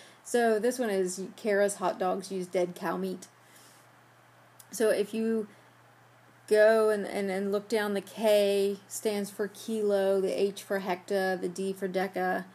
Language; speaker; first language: English; native; English